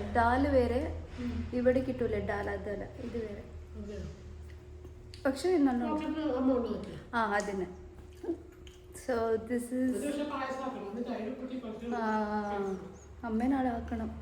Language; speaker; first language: Malayalam; non-native, learner; Kannada